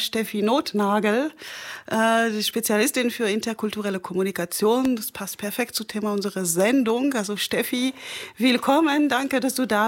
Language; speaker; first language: German; non-native, fluent; French